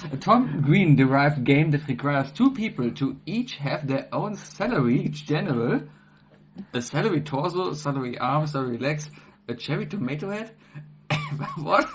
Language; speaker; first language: English; non-native, fluent; German